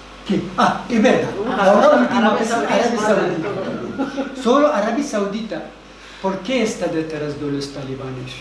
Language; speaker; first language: Spanish; non-native, learner; Persian